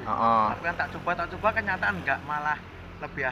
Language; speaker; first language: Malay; non-native, local second language; Javanese